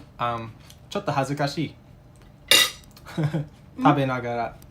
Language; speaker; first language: Japanese; non-native, learner; English